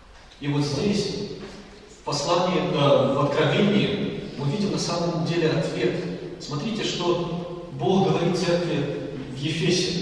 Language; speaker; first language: Russian; native; Russian